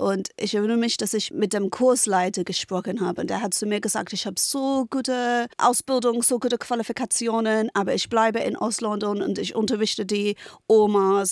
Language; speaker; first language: German; non-native, fluent; English